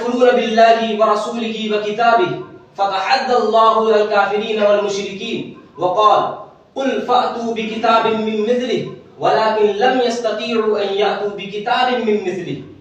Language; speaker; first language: Arabic; non-native, fluent; Urdu